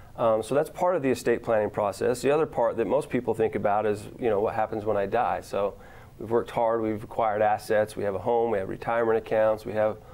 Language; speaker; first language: English; native; English